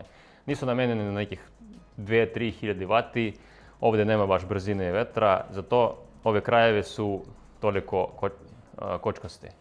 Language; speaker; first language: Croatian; non-native, fluent; Russian